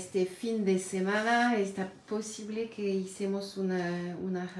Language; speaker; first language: Spanish; non-native, learner; French